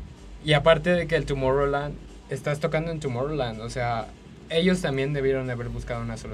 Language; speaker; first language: Spanish; native; Spanish